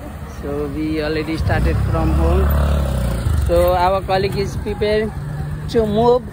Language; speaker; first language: English; non-native, learner; Nepali